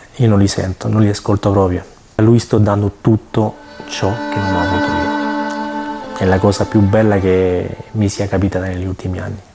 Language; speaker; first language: Italian; early bilingual, other home language; Spanish